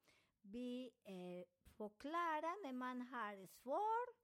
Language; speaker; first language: Swedish; non-native, fluent; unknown